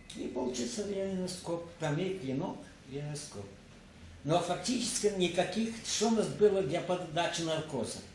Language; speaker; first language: Russian; non-native, local second language; Ukrainian